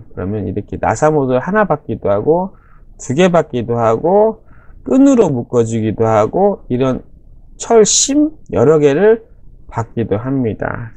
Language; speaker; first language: Korean; native; Korean